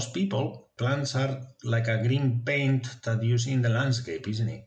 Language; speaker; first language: English; non-native, fluent; Spanish